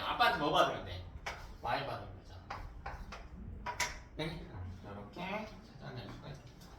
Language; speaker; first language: Korean; native; Korean